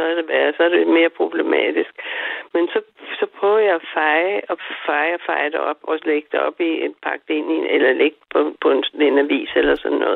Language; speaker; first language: Danish; native; Danish